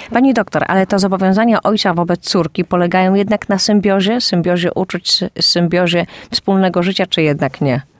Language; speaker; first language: Polish; native; Polish